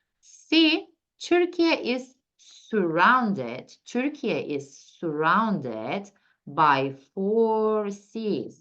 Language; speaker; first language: English; non-native, fluent; Turkish